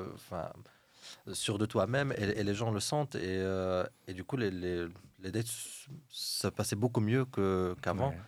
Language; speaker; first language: French; non-native, local second language; Arabic